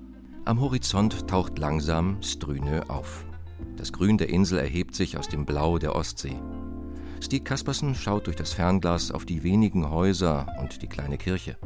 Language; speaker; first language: German; native; German